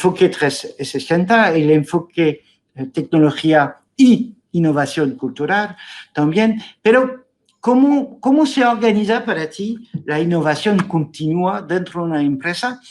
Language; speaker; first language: Spanish; non-native, fluent; French